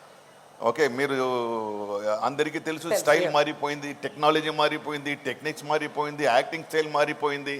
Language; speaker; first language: Telugu; non-native, fluent; Tamil